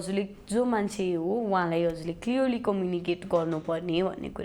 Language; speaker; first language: Nepali; native; Nepali